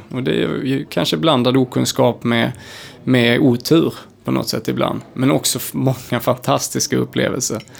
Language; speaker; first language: Swedish; native; Swedish